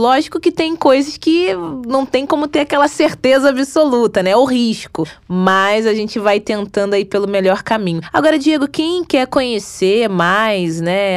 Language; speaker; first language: Portuguese; native; Portuguese